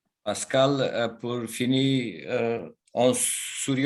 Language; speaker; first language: French; non-native, fluent; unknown